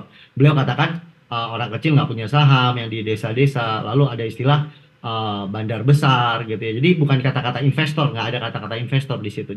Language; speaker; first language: Indonesian; native; Indonesian